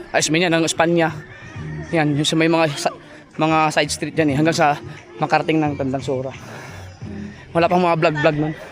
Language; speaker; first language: Filipino; non-native, local second language; Cebuano